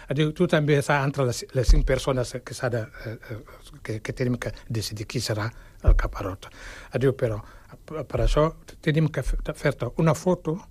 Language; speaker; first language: Catalan; non-native, fluent; Wolof